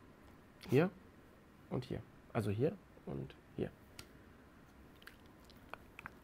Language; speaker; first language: German; native; German